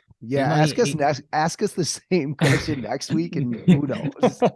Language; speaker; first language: English; native; English